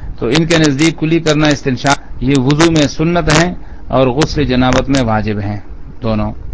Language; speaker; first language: Urdu; non-native, local second language; Pashto